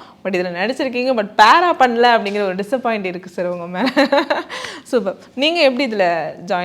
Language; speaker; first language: Tamil; native; Tamil